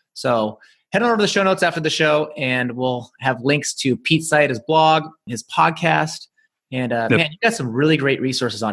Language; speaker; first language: English; native; English